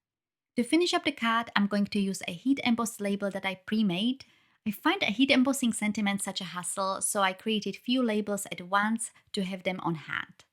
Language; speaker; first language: English; non-native, fluent; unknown